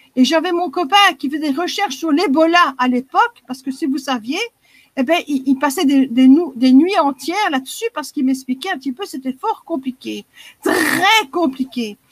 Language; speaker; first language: French; native; French